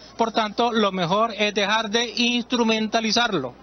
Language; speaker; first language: Spanish; native; Spanish